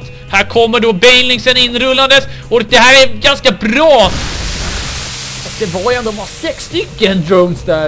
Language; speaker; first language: Swedish; native; Swedish